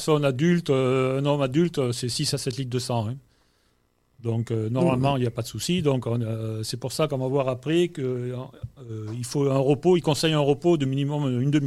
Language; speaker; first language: French; native; French